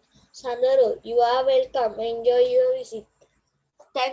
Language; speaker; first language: English; non-native, learner; Sinhala